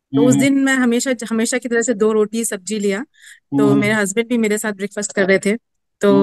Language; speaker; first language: Hindi; native; Hindi